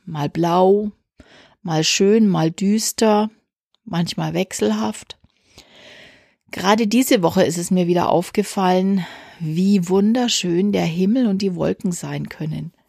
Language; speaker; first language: German; native; German